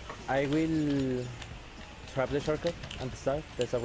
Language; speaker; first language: English; non-native, learner; Spanish